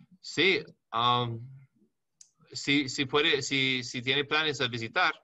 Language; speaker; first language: Spanish; non-native, learner; English